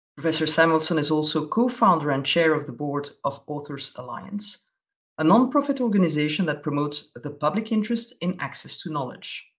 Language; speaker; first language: English; non-native, fluent; Dutch